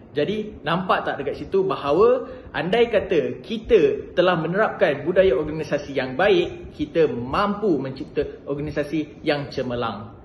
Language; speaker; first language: Malay; native; Malay